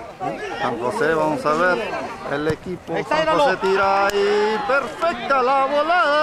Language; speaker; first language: Spanish; native; Spanish